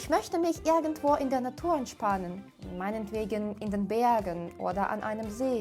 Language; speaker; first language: German; non-native, fluent; Ukrainian